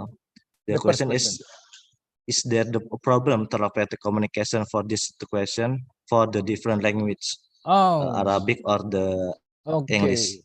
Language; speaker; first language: English; non-native, learner; Indonesian